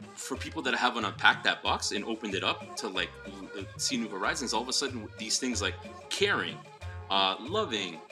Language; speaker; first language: English; early bilingual, other home language; Spanish